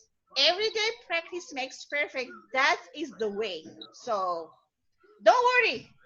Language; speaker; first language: English; non-native, fluent; Malagasy